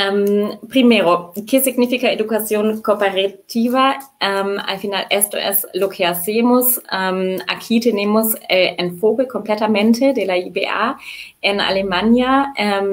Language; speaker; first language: Spanish; non-native, fluent; German